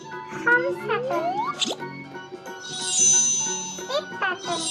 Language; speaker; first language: Arabic; non-native, learner; Indonesian